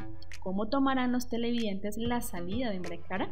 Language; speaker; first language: Spanish; native; Spanish